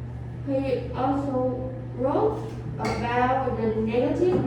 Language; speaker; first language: English; non-native, learner; Vietnamese